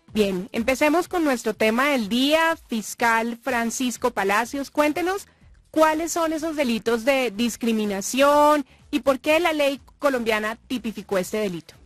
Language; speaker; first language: Spanish; native; Spanish